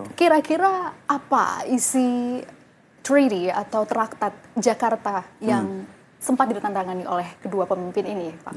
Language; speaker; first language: Indonesian; native; Indonesian